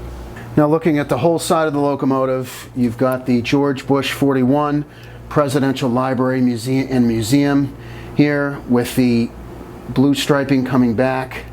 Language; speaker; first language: English; native; English